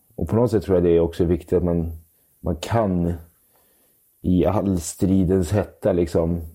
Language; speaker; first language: Swedish; native; Swedish